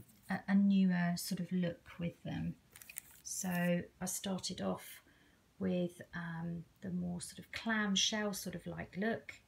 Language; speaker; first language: English; native; English